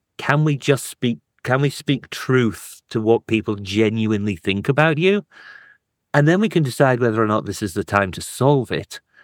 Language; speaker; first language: English; native; English